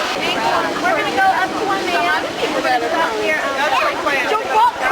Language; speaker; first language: English; native; English